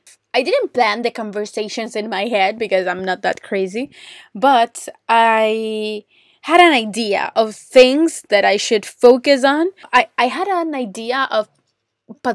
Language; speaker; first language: English; non-native, fluent; Spanish